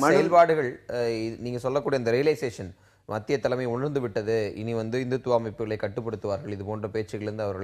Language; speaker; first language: Tamil; native; Tamil